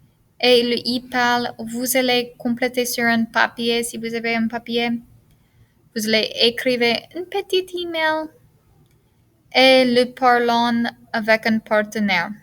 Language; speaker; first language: French; non-native, fluent; English